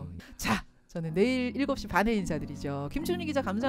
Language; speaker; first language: Korean; native; Korean